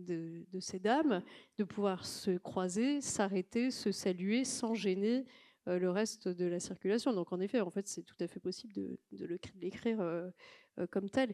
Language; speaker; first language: French; native; French